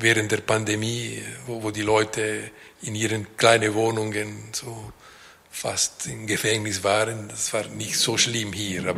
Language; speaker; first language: German; non-native, fluent; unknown